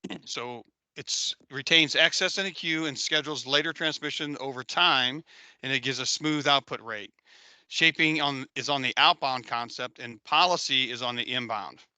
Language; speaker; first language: English; native; English